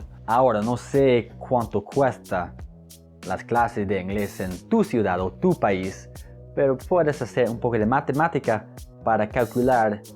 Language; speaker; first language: Spanish; non-native, fluent; English